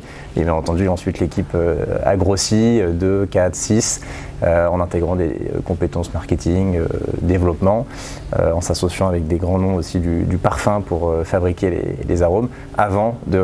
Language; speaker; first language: French; native; French